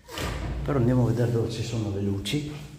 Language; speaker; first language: Italian; native; Italian